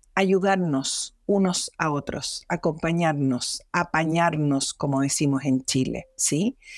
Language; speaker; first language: Spanish; native; Spanish